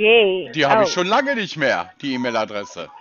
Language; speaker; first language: German; native; German